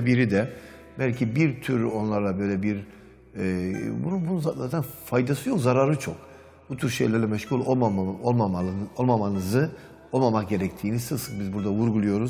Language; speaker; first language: Turkish; native; Turkish